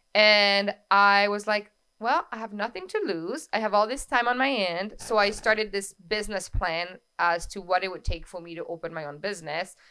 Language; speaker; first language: English; non-native, fluent; French